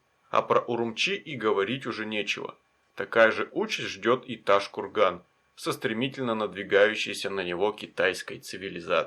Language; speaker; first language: Russian; native; Russian